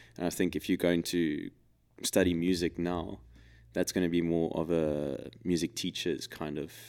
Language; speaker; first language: English; native; English